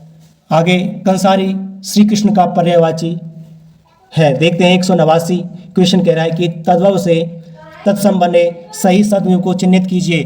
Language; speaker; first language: Hindi; native; Hindi